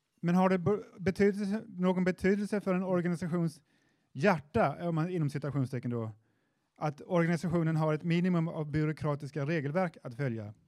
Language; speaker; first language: Swedish; native; Swedish